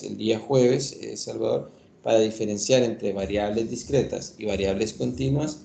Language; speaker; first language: Spanish; native; Spanish